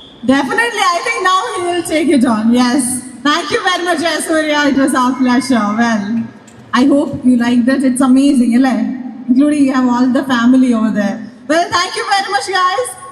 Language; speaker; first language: English; non-native, local second language; Malayalam